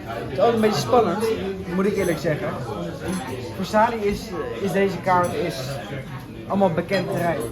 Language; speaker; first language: Dutch; native; Dutch